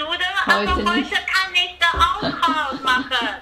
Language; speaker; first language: German; non-native, learner; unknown